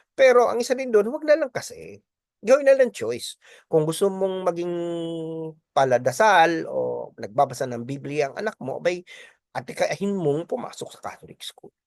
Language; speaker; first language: Filipino; non-native, local second language; Bikol